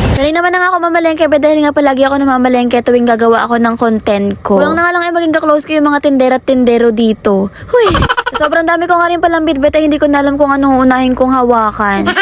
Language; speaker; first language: Filipino; non-native, local second language; Cebuano